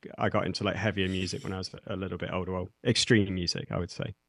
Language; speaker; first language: English; native; English